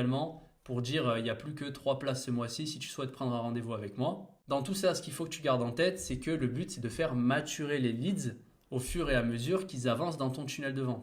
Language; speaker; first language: French; native; French